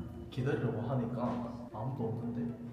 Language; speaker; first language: Korean; native; Korean